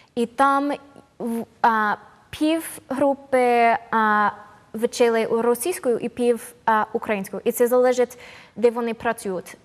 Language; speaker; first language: Ukrainian; non-native, learner; English